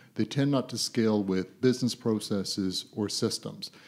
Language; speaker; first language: English; native; English